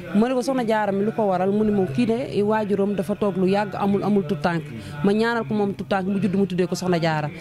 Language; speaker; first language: Wolof; native; Wolof